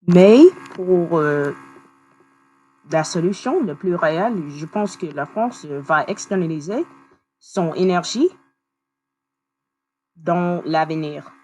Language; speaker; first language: French; non-native, learner; English